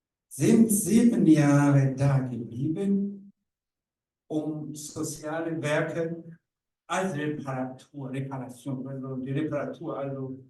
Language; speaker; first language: German; non-native, learner; Rundi